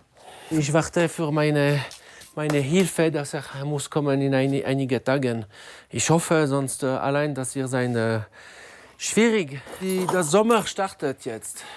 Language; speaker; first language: German; non-native, learner; French